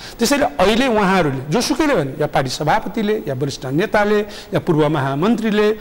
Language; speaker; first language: Nepali; native; Nepali